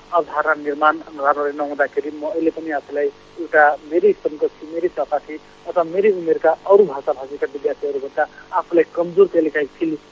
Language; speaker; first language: Nepali; non-native, local second language; Maithili